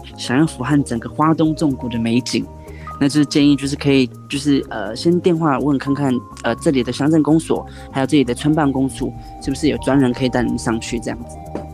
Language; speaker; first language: Chinese; native; Chinese